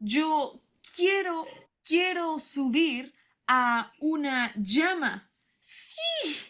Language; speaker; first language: Spanish; non-native, learner; English